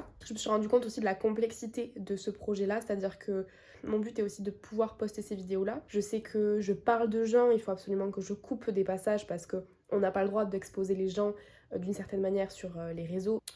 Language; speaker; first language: French; native; French